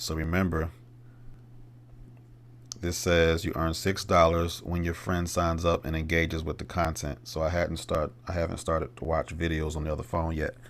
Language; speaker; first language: English; native; English